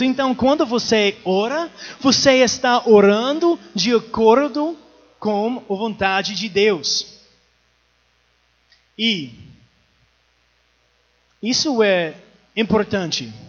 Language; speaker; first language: Portuguese; non-native, learner; English